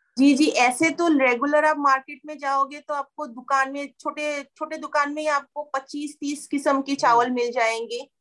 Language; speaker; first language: Hindi; non-native, local second language; Assamese